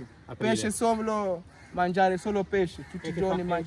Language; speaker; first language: Italian; non-native, learner; Swahili